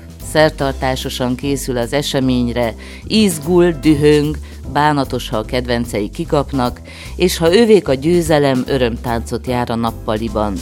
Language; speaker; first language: Hungarian; native; Hungarian